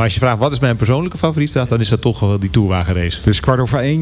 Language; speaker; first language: Dutch; native; Dutch